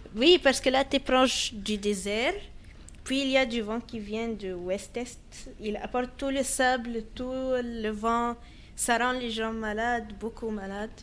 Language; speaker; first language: French; non-native, fluent; Arabic